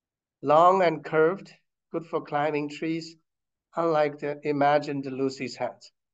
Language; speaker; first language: English; non-native, fluent; Chinese